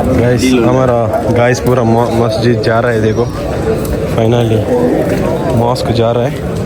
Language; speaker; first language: Hindi; non-native, local second language; Kannada